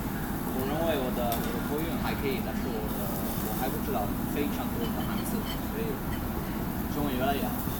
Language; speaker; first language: Chinese; non-native, learner; Spanish